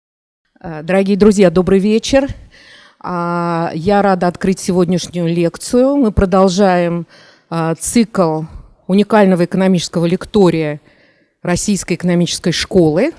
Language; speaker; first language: Russian; native; Russian